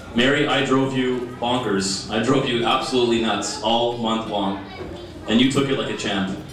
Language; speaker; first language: English; early bilingual, other home language; Greek